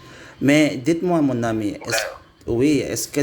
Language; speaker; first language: French; non-native, learner; Indonesian